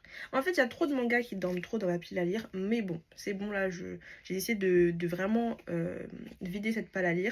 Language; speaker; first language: French; native; French